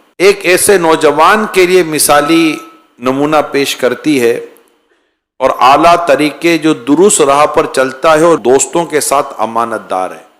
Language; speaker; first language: Urdu; native; Urdu